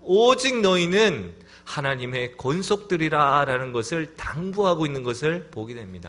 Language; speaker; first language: Korean; native; Korean